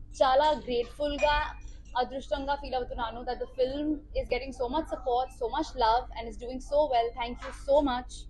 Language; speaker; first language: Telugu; non-native, learner; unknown